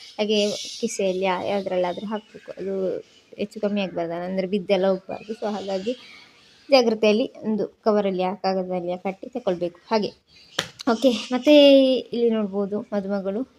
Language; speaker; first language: Kannada; non-native, local second language; Tulu